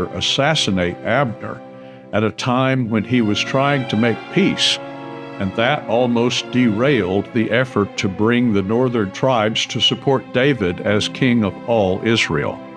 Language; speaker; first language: English; native; English